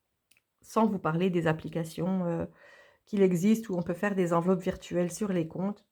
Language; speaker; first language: French; native; French